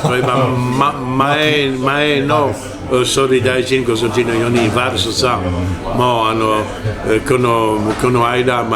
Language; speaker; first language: Japanese; non-native, learner; French